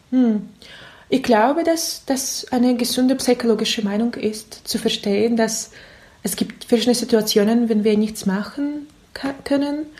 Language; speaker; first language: German; non-native, learner; Russian